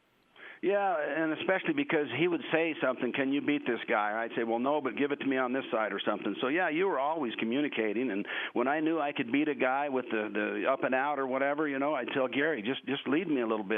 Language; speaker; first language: English; native; English